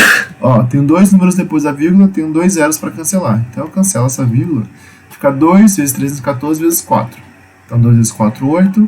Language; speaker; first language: Portuguese; native; Portuguese